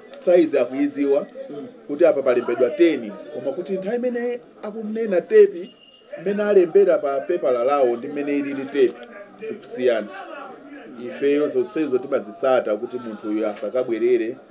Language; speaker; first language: Nyanja; non-native, local second language; Yao